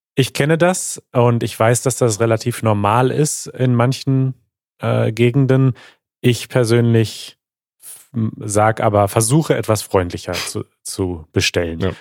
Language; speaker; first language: German; native; German